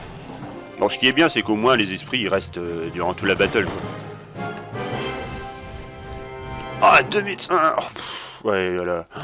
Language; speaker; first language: French; native; French